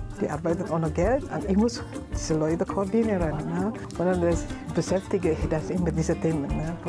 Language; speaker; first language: German; non-native, learner; Indonesian